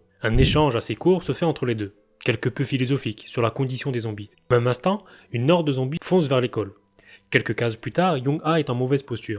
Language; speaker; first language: French; native; French